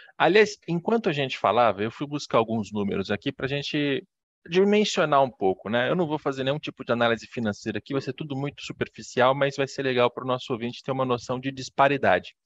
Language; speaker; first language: Portuguese; native; Portuguese